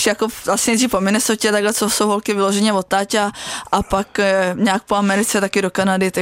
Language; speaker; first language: Czech; native; Czech